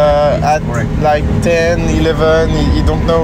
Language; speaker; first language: English; non-native, learner; French